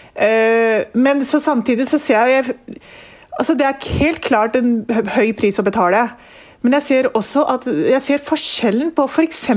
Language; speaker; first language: Norwegian; early bilingual, other home language; Urdu